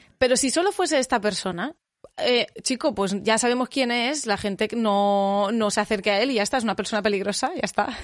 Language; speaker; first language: Spanish; native; Spanish